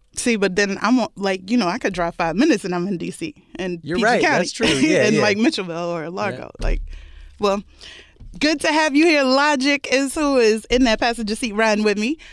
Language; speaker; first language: English; native; English